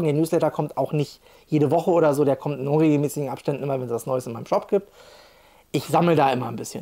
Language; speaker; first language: German; native; German